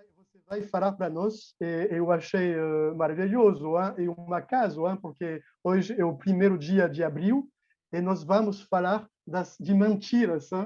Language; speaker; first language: Portuguese; non-native, fluent; French